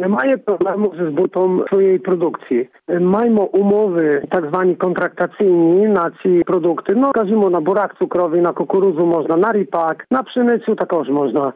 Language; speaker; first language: Ukrainian; early bilingual, heritage; Ukrainian